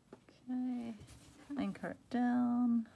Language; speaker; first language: English; native; English